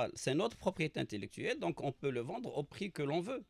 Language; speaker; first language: French; non-native, local second language; Arabic